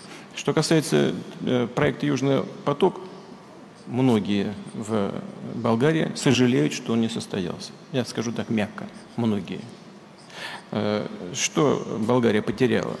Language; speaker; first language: Russian; native; Russian